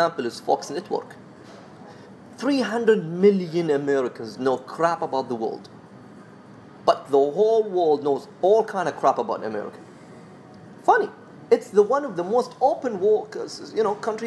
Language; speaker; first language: English; non-native, fluent; Arabic